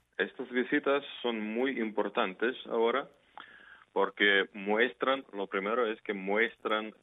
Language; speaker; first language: Spanish; non-native, fluent; Ukrainian